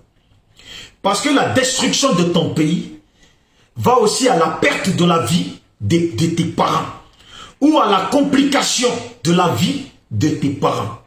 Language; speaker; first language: French; native; French